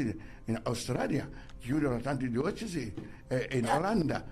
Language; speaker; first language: Italian; non-native, fluent; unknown